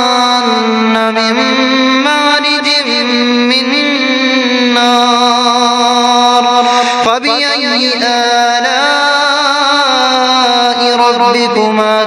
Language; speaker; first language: Arabic; native; Arabic